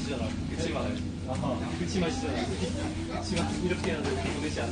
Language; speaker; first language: Korean; native; Korean